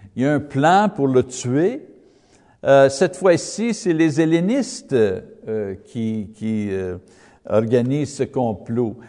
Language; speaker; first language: French; non-native, learner; English